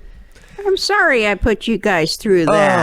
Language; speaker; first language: English; native; English